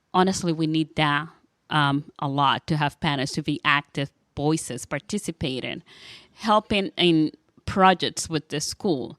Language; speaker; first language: English; non-native, fluent; Spanish